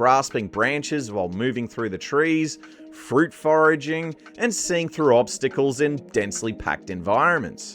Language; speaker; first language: English; native; English